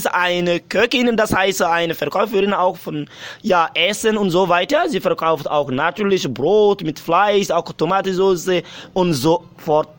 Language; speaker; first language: German; non-native, learner; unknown